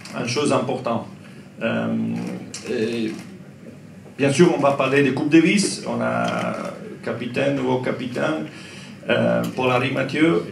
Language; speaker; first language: French; non-native, learner; Croatian